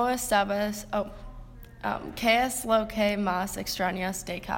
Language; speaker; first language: Spanish; non-native, learner; English